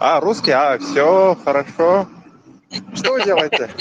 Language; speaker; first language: Russian; non-native, local second language; Kyrgyz